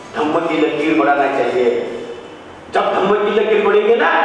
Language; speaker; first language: Hindi; non-native, local second language; Marathi